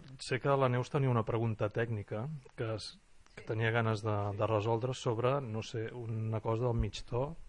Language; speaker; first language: Catalan; native; Catalan